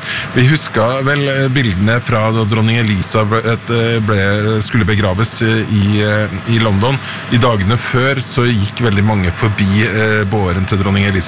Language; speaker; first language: Norwegian; native; Norwegian